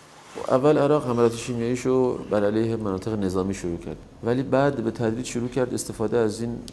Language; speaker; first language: Persian; native; Persian